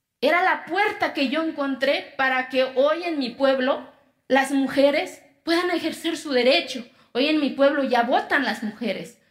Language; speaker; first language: Spanish; non-native, local second language; Zapotec